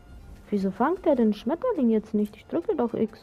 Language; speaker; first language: German; native; German